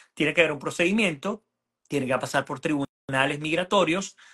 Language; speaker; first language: Spanish; native; Spanish